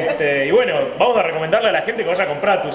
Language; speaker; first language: Spanish; native; Spanish